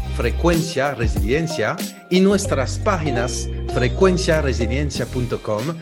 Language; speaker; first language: Spanish; non-native, fluent; French